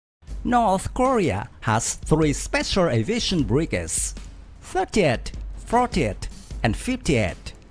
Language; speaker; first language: English; non-native, fluent; Vietnamese